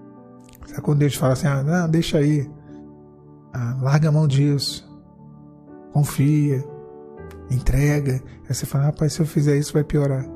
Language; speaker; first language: Portuguese; native; Portuguese